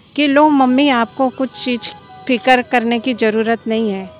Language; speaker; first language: Hindi; non-native, local second language; Marathi